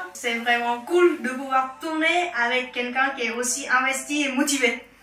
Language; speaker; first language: French; non-native, fluent; Vietnamese